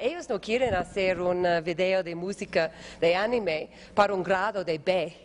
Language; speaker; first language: Spanish; non-native, fluent; English